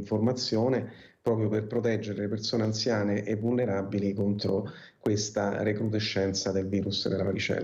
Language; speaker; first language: Italian; native; Italian